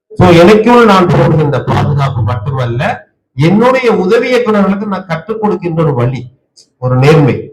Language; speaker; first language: Tamil; native; Tamil